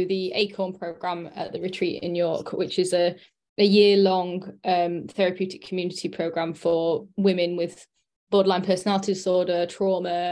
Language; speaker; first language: English; native; English